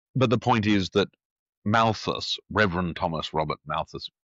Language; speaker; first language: English; native; English